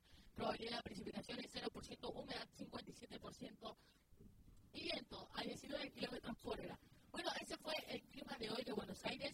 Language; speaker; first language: Spanish; native; Spanish